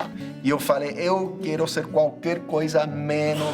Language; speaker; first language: Portuguese; non-native, fluent; English